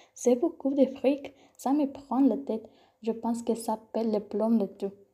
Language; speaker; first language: French; non-native, learner; Spanish